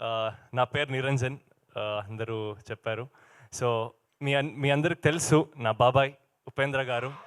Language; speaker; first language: Telugu; non-native, learner; Kannada